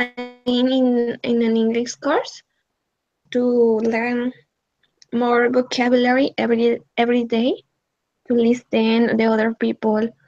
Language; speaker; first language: English; non-native, learner; Spanish